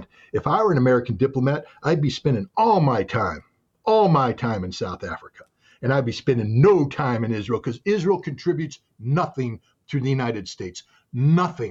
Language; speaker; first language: English; native; English